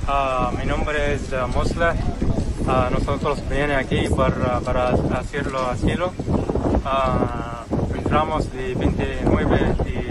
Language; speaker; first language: Spanish; non-native, learner; Arabic